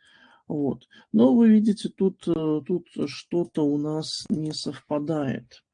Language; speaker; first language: Russian; native; Russian